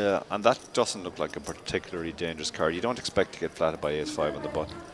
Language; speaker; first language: English; native; English